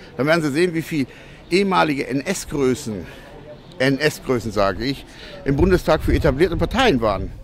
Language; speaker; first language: German; non-native, fluent; Latvian